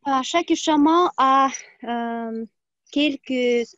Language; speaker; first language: French; non-native, fluent; Tuvinian